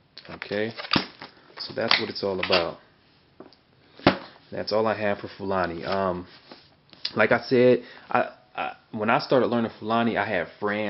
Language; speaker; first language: English; native; English